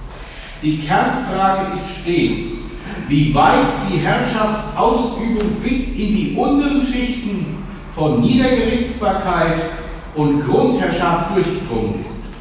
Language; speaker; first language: German; native; German